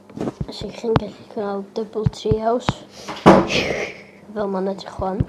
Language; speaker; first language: Welsh; native; Welsh